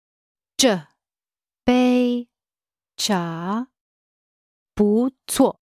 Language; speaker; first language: Chinese; non-native, learner; English